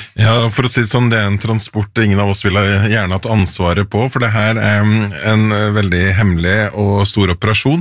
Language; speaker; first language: Norwegian; native; Norwegian